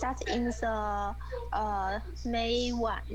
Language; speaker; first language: English; non-native, learner; Chinese